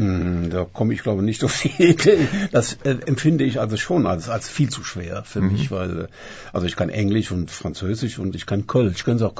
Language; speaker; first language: German; native; German